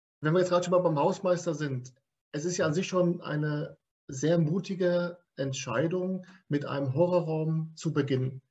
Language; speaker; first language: German; native; German